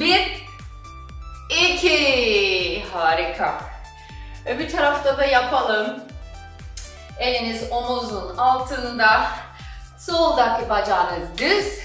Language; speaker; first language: Turkish; non-native, fluent; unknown